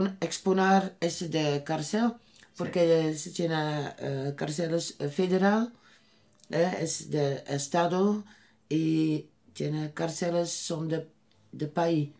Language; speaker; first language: Spanish; non-native, learner; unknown